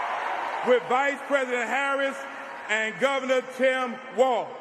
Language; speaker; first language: English; native; English